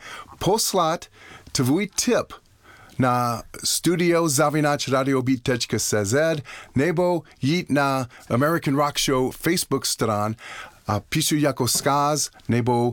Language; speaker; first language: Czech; non-native, learner; English